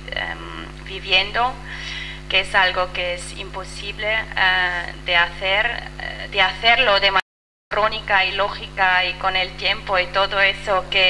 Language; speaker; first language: Spanish; non-native, fluent; French